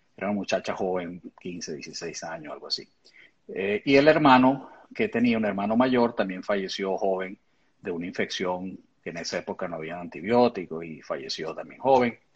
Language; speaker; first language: Spanish; native; Spanish